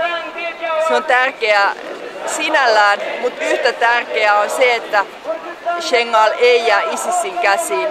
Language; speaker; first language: Finnish; native; Finnish